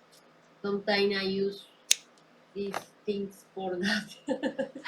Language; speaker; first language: English; non-native, learner; Spanish